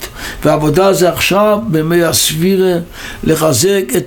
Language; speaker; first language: Hebrew; non-native, local second language; Yiddish